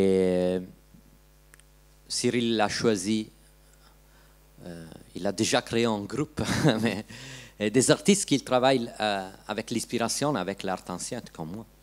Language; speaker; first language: French; non-native, learner; Italian